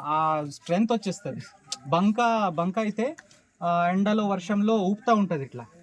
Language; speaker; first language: Telugu; non-native, local second language; Marathi